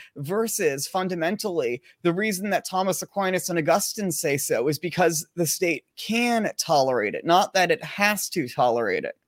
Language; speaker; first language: English; native; English